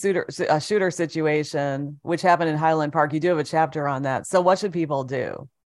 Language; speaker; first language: English; native; English